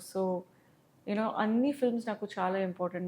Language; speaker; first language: Telugu; non-native, local second language; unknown